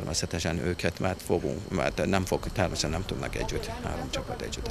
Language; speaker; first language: Hungarian; non-native, learner; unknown